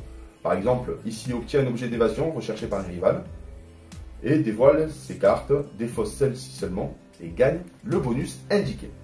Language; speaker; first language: French; native; French